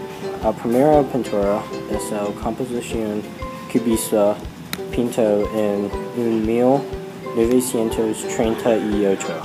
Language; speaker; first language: Spanish; non-native, learner; English